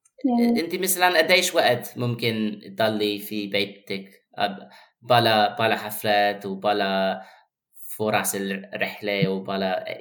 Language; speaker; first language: Arabic; non-native, fluent; English